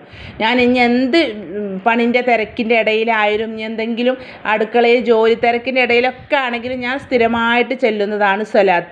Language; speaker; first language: Malayalam; native; Malayalam